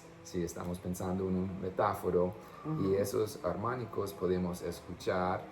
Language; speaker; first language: Spanish; non-native, fluent; English